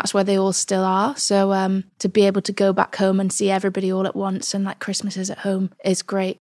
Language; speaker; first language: English; native; English